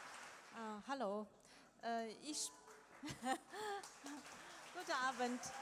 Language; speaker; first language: German; non-native, learner; Chinese